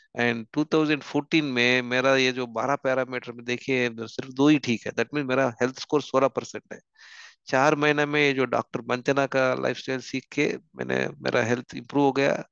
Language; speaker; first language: Hindi; non-native, local second language; Telugu